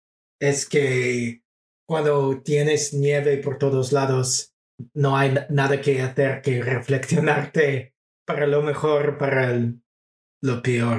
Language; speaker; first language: Spanish; non-native, fluent; English